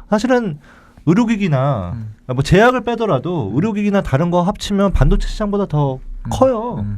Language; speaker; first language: Korean; native; Korean